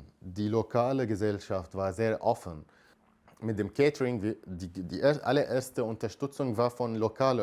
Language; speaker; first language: German; non-native, learner; Arabic